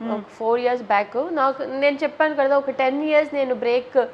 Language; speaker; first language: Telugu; non-native, local second language; Tamil